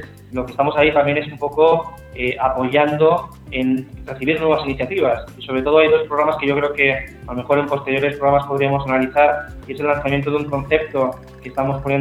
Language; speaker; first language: Spanish; native; Spanish